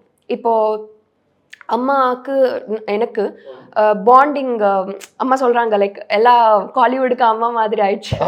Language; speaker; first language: Tamil; non-native, learner; Telugu